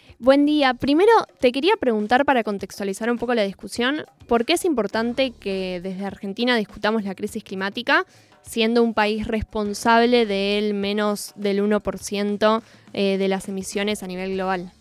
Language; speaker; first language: Spanish; native; Spanish